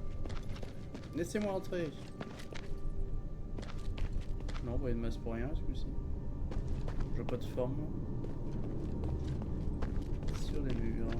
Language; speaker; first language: French; native; French